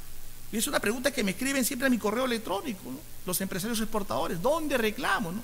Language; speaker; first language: Spanish; native; Spanish